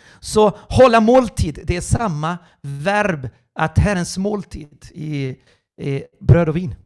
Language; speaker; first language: Swedish; non-native, fluent; Portuguese